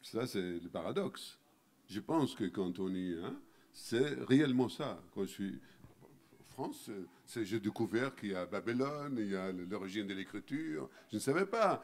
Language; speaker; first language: French; non-native, fluent; Arabic